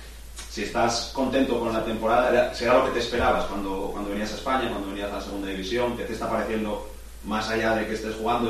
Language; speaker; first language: Spanish; native; Spanish